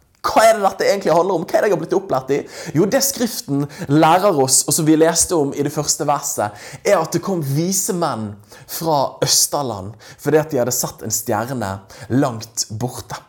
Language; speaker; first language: Norwegian; native; Norwegian